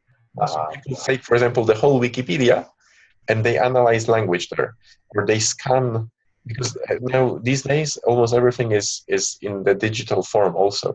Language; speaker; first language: English; non-native, fluent; Polish